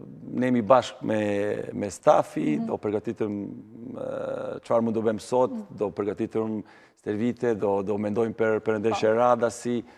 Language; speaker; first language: Albanian; non-native, learner; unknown